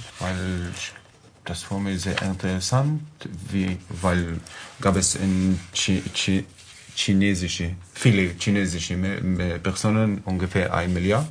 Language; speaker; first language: German; non-native, learner; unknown